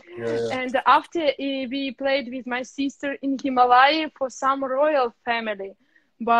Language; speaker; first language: English; non-native, learner; Russian